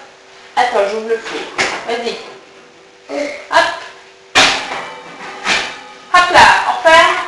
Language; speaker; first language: French; native; French